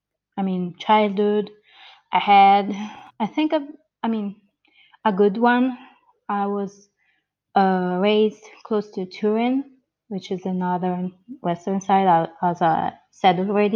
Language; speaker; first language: English; non-native, fluent; Italian